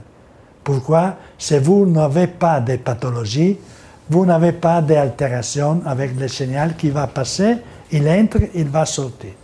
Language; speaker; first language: French; non-native, learner; Italian